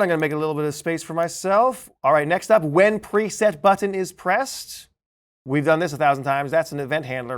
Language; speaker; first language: English; native; English